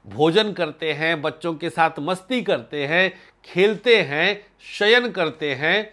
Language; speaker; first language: Hindi; native; Hindi